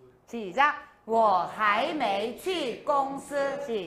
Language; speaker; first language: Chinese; non-native, fluent; Korean